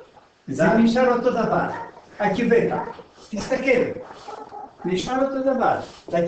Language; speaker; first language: Hebrew; non-native, fluent; Romanian